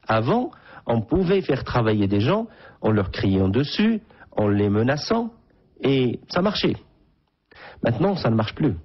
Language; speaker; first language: French; non-native, local second language; Arabic